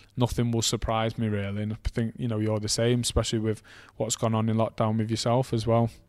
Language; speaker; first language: English; native; English